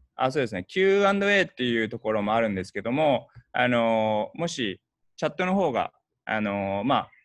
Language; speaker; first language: Japanese; early bilingual, heritage; Japanese